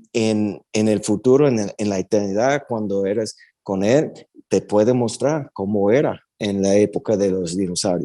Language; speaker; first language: Spanish; early bilingual, heritage; Spanish